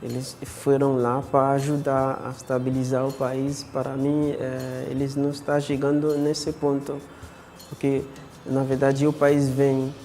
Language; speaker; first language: Portuguese; non-native, fluent; Haitian Creole